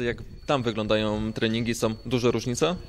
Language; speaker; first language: Polish; native; Polish